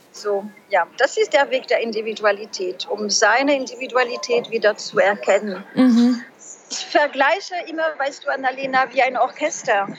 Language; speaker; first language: German; non-native, fluent; French